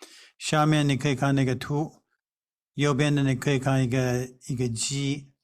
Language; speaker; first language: Chinese; non-native, fluent; English